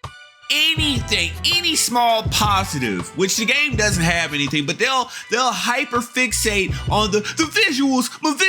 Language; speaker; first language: English; native; English